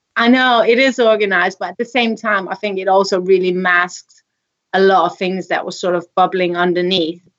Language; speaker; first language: English; non-native, fluent; Danish